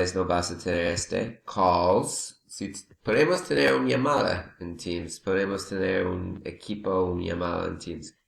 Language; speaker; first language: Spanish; non-native, learner; English